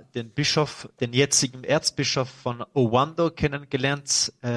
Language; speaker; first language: German; non-native, fluent; French